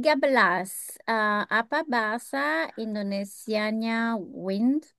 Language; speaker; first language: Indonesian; non-native, learner; English